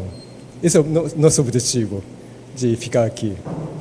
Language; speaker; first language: Portuguese; non-native, fluent; Japanese